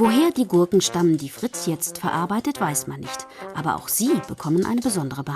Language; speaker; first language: German; native; German